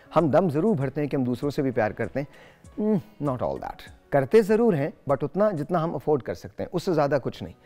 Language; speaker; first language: Urdu; native; Urdu